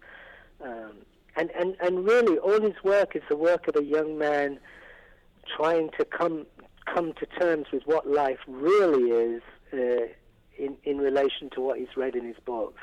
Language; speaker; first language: English; native; English